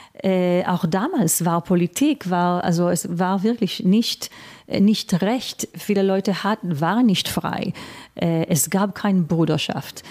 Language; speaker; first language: German; non-native, fluent; Hebrew